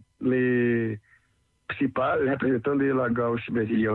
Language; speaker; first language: French; non-native, learner; Portuguese